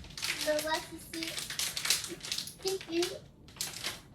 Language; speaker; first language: French; native; French